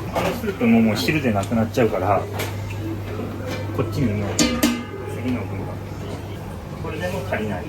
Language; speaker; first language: Japanese; native; Japanese